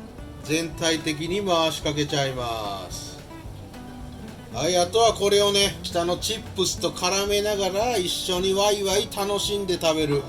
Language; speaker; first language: Japanese; native; Japanese